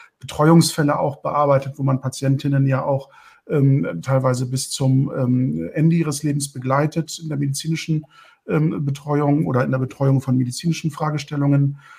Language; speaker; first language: German; early bilingual, other home language; Turkish